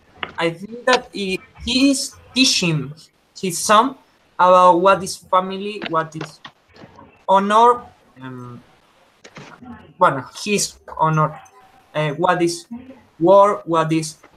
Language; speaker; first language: English; non-native, learner; Spanish